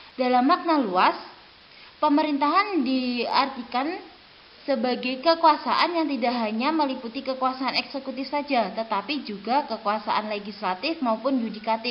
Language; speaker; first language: Indonesian; native; Indonesian